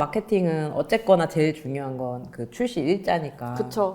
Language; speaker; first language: Korean; native; Korean